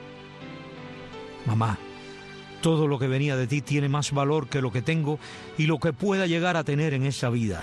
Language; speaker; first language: Spanish; native; Spanish